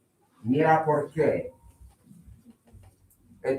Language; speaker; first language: Spanish; non-native, fluent; English